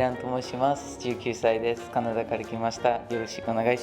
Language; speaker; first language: Japanese; non-native, learner; English